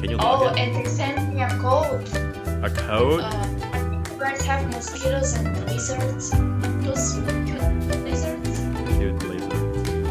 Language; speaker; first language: English; non-native, fluent; Indonesian